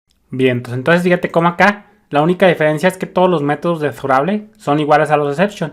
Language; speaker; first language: Spanish; native; Spanish